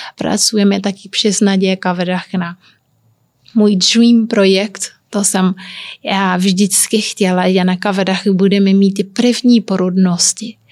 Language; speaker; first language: Czech; non-native, learner; Kabuverdianu